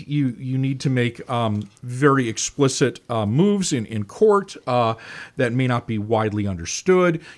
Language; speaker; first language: English; native; English